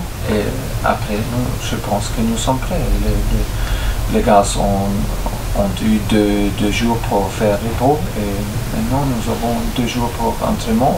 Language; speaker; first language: French; non-native, fluent; German